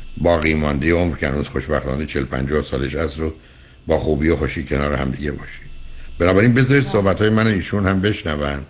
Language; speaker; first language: Persian; native; Persian